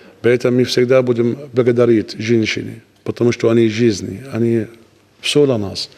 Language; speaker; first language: Russian; non-native, learner; Arabic